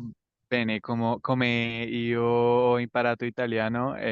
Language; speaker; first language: Italian; non-native, learner; Spanish